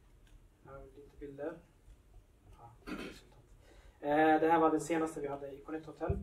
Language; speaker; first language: Swedish; early bilingual, other home language; Somali